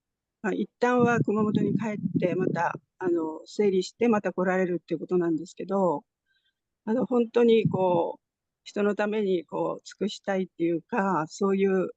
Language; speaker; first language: Japanese; native; Japanese